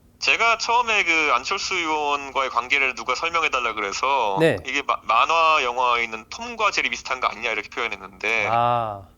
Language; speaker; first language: Korean; native; Korean